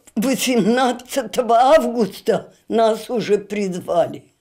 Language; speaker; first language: Russian; native; Russian